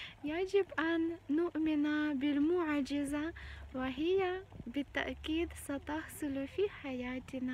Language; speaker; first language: Arabic; non-native, fluent; Ukrainian